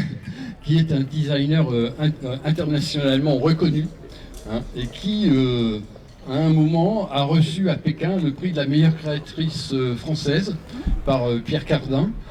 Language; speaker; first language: French; native; French